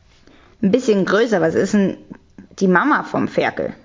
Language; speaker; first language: German; native; German